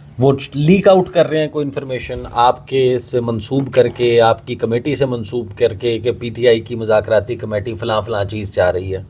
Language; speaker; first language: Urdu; native; Urdu